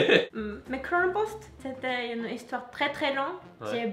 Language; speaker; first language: French; non-native, learner; Japanese